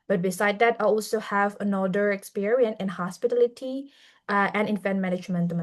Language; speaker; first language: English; non-native, fluent; Indonesian